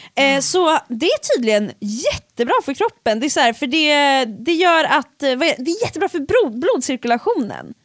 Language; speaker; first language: Swedish; early bilingual, other home language; Finnish